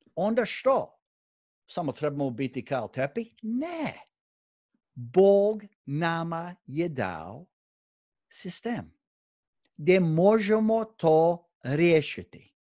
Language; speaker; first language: Croatian; early bilingual, heritage; Croatian